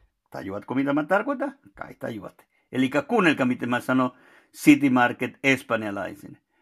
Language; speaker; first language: Finnish; non-native, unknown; Spanish